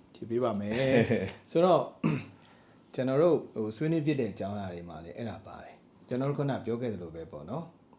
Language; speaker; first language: Burmese; native; Burmese